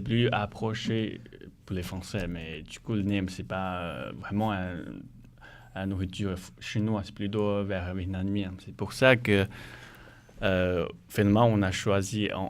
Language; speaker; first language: French; non-native, learner; Chinese